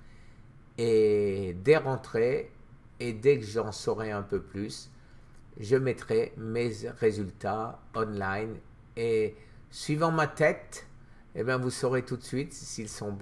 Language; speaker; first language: French; native; French